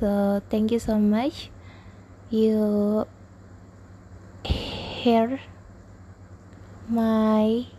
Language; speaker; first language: English; non-native, learner; Indonesian